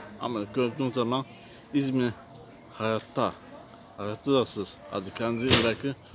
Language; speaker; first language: Turkish; non-native, learner; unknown